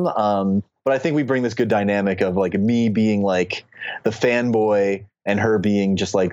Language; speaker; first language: English; native; English